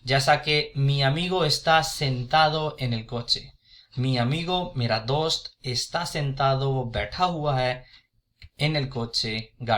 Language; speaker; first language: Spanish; non-native, fluent; Urdu